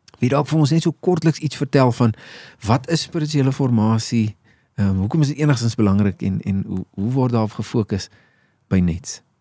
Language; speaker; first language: Afrikaans; native; Afrikaans